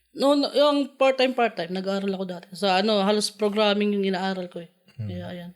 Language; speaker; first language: Filipino; non-native, local second language; Cebuano